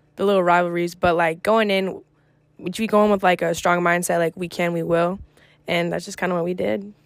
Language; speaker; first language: English; early bilingual, other home language; Greek